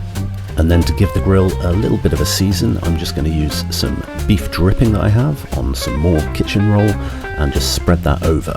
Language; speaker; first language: English; native; English